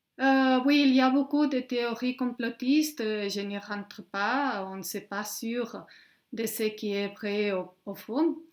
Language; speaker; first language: French; non-native, fluent; Spanish